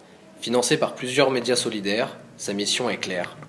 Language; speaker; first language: French; native; French